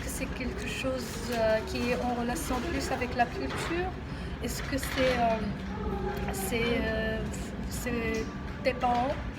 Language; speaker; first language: French; non-native, local second language; Arabic